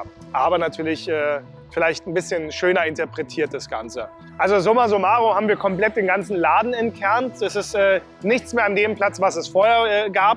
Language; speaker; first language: German; native; German